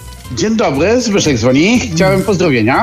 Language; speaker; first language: Polish; native; Polish